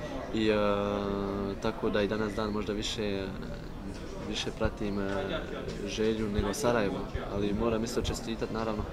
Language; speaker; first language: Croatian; early bilingual, heritage; Bosnian